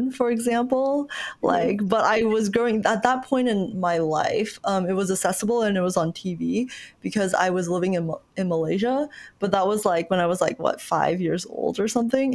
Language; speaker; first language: English; early bilingual, other home language; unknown